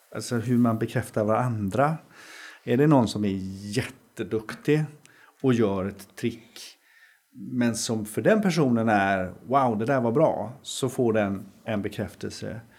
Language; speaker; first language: Swedish; native; Swedish